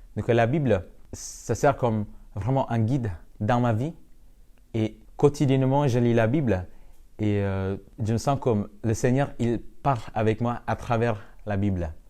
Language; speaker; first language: French; non-native, fluent; Indonesian